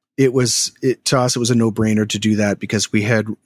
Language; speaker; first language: English; native; English